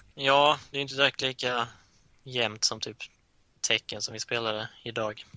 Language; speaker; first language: Swedish; native; Swedish